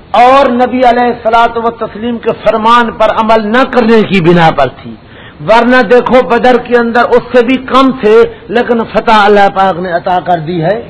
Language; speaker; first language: Urdu; non-native, local second language; Punjabi